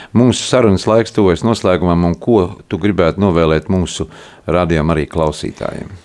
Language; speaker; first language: Latvian; native; Latvian